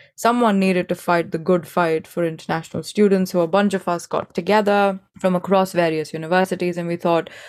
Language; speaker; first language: English; non-native, local second language; Hindi